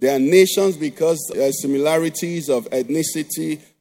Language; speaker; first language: English; non-native, local second language; Igbo